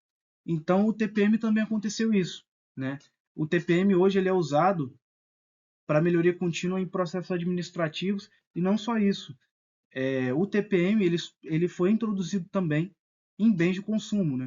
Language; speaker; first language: Portuguese; native; Portuguese